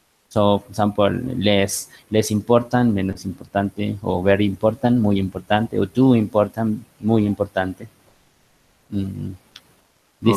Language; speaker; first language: English; non-native, learner; Spanish